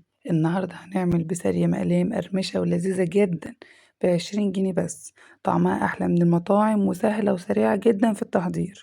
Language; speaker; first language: Arabic; native; Arabic